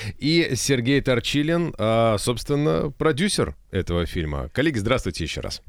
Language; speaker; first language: Russian; native; Russian